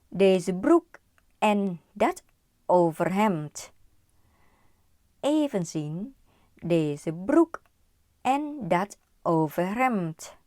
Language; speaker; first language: Dutch; non-native, learner; Thai